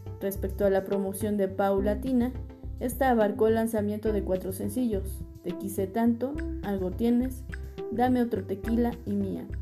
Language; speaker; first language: Spanish; native; Spanish